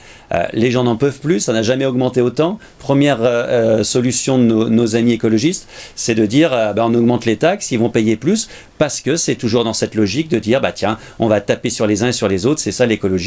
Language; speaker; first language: French; native; French